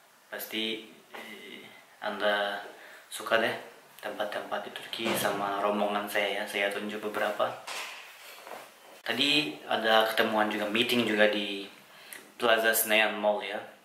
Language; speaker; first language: Indonesian; non-native, fluent; Turkish